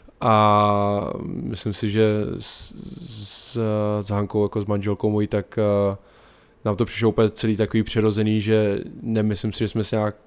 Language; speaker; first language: Czech; native; Czech